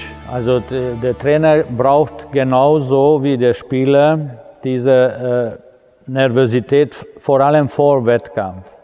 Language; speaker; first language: German; non-native, fluent; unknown